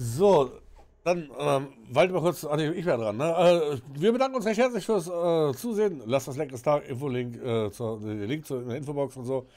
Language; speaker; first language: German; native; German